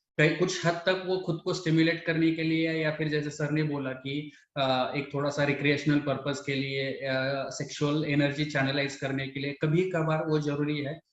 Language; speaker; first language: Hindi; non-native, local second language; Marathi